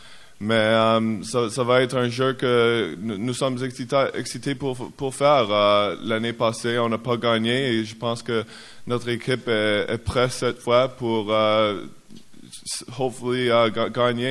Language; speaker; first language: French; non-native, learner; English